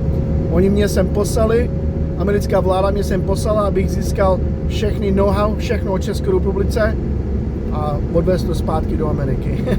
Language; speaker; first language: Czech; non-native, fluent; English